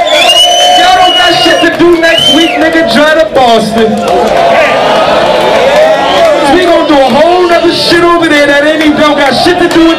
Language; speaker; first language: English; native; English